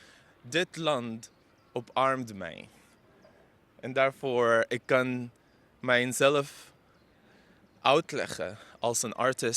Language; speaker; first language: Dutch; non-native, learner; Arabic